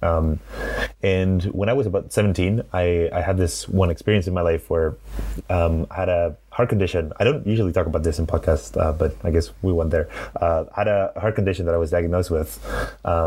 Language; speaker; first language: English; non-native, fluent; Spanish